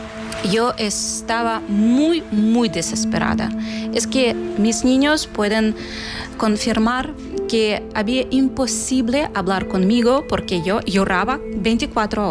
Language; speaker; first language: Spanish; non-native, local second language; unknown